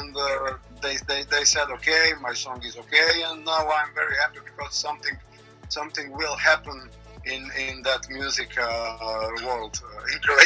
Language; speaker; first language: English; non-native, learner; Croatian